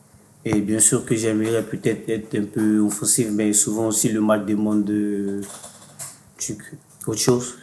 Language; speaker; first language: French; non-native, fluent; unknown